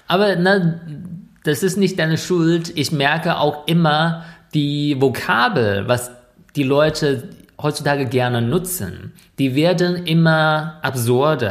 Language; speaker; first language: German; non-native, fluent; Chinese